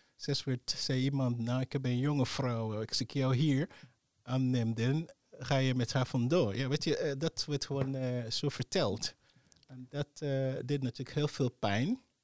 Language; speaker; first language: Dutch; non-native, fluent; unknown